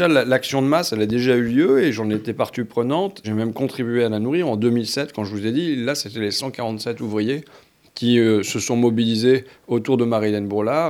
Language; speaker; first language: French; native; French